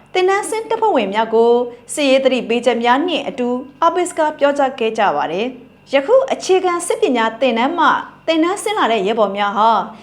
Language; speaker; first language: Burmese; native; Burmese